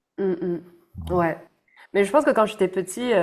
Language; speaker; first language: French; non-native, fluent; Chinese